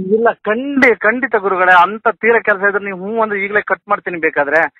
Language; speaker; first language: Kannada; native; Kannada